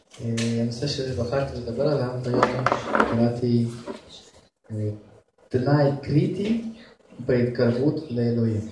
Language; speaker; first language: Hebrew; non-native, fluent; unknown